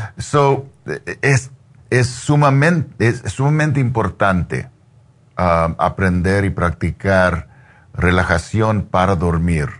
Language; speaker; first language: Spanish; non-native, learner; English